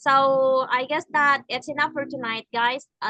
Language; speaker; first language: English; non-native, learner; Indonesian